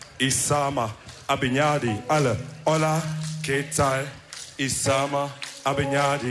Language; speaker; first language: German; early bilingual, other home language; Wolof